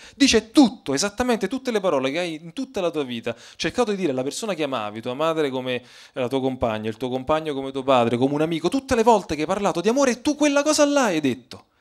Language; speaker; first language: Italian; native; Italian